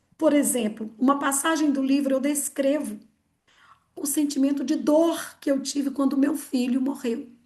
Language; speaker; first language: Portuguese; early bilingual, other home language; Italian